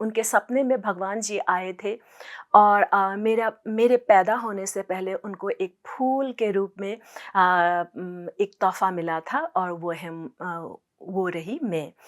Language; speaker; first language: Hindi; non-native, local second language; Assamese